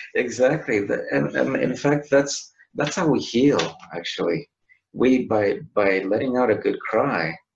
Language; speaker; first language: English; native; English